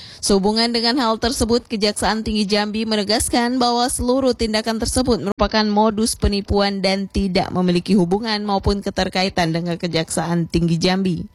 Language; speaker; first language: Malay; native; Malay